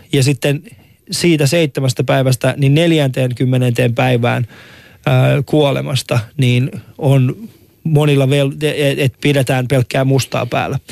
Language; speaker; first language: Finnish; non-native, fluent; Persian